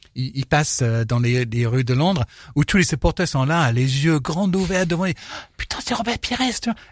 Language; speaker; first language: French; non-native, fluent; English